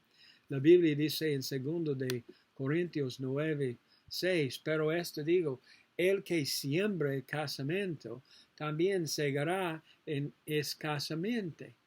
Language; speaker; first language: Spanish; non-native, learner; English